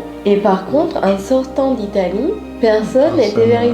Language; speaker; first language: French; non-native, fluent; Italian